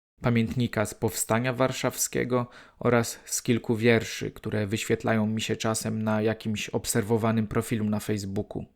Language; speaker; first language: Polish; native; Polish